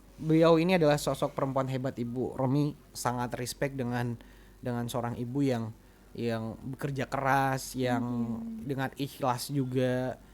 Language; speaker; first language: Indonesian; non-native, local second language; Madurese